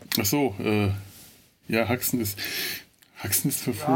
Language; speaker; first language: German; native; German